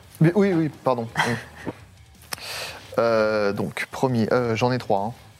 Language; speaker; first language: French; native; French